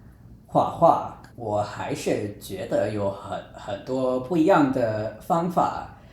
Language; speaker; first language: Chinese; non-native, fluent; English